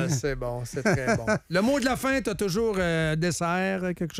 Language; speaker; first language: French; native; French